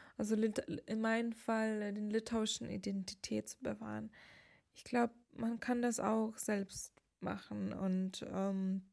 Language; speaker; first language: German; non-native, fluent; Lithuanian